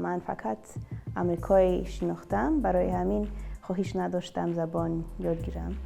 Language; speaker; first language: Persian; early bilingual, other home language; English